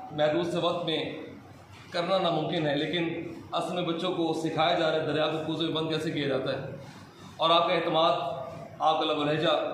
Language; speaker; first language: Urdu; non-native, local second language; Punjabi